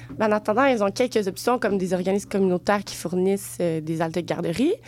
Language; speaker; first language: French; native; French